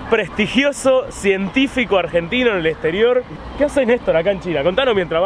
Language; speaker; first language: Spanish; native; Spanish